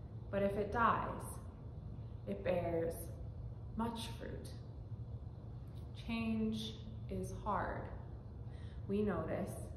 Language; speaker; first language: English; native; English